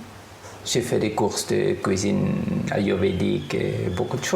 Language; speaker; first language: French; non-native, fluent; German